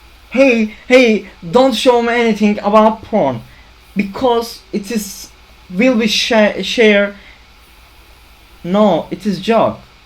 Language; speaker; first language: English; non-native, learner; Turkish